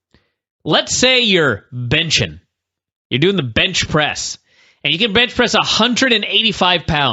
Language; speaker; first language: English; native; English